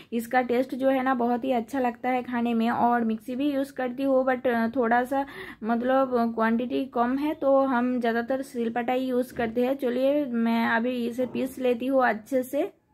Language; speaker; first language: Hindi; non-native, local second language; Bangla